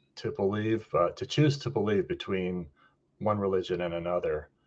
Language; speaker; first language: English; native; English